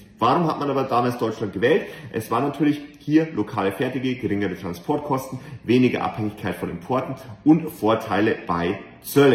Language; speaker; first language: German; native; German